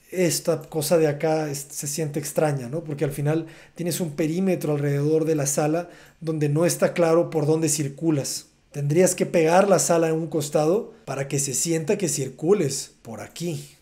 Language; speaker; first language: Spanish; native; Spanish